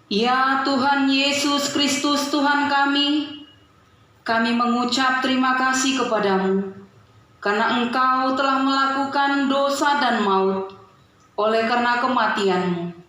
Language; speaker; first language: Indonesian; native; Indonesian